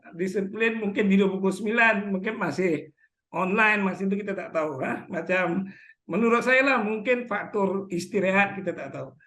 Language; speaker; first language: Malay; native; Malay